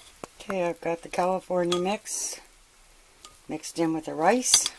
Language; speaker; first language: English; native; English